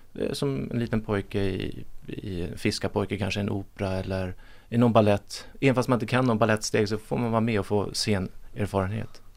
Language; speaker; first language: Swedish; native; Swedish